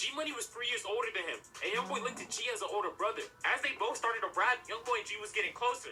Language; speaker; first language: English; native; English